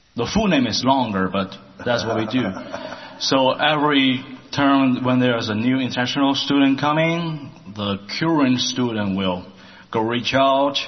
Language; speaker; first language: English; non-native, learner; Chinese